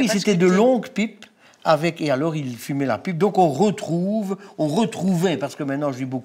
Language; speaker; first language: French; native; French